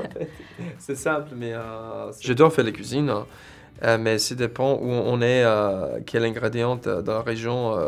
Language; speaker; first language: French; non-native, fluent; English